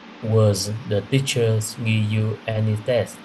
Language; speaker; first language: English; non-native, learner; Vietnamese